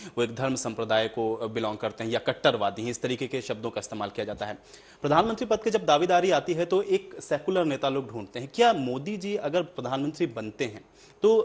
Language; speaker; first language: Hindi; native; Hindi